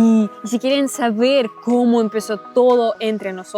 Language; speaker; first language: Spanish; non-native, learner; Russian